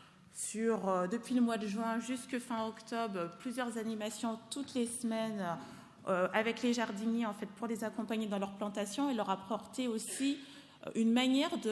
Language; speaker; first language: French; native; French